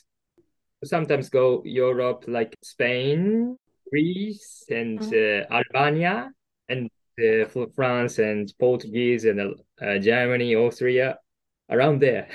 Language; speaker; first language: English; non-native, learner; Japanese